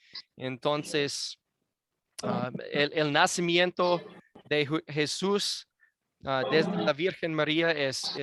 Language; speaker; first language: Spanish; non-native, fluent; English